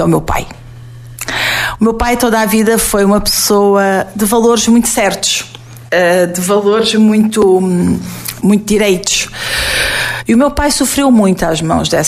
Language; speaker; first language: Portuguese; native; Portuguese